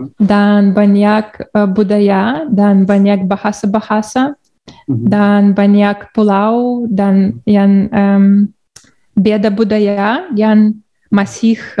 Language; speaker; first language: Indonesian; non-native, learner; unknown